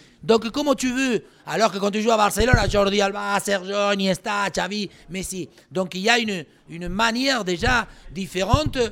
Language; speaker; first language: French; non-native, fluent; Spanish